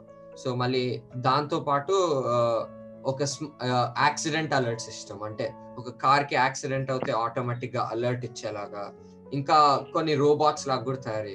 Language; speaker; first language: Telugu; native; Telugu